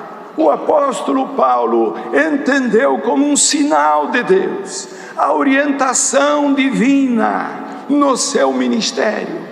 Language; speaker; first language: Portuguese; native; Portuguese